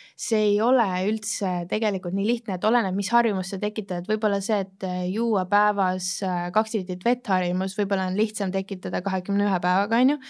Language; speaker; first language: Estonian; native; Estonian